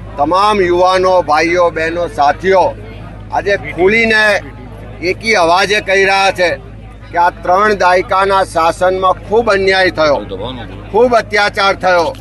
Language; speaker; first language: Gujarati; native; Gujarati